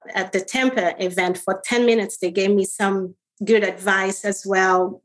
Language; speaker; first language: English; non-native, fluent; Portuguese